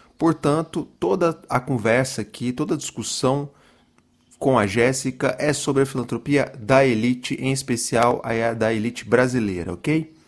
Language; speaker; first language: Portuguese; native; Portuguese